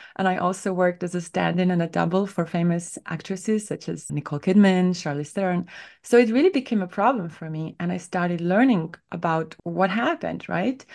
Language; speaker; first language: English; non-native, fluent; Estonian